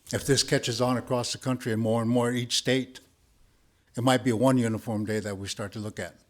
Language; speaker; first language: English; early bilingual, other home language; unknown